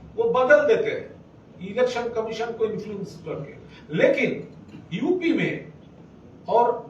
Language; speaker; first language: Hindi; non-native, local second language; Bangla